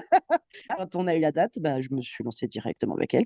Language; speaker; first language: French; native; French